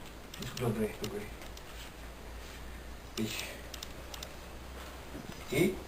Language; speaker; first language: Bulgarian; non-native, learner; Finnish